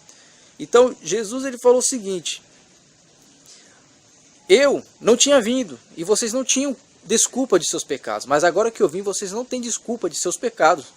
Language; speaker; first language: Portuguese; native; Portuguese